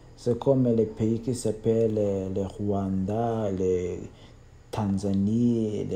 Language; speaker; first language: French; non-native, learner; Kinyarwanda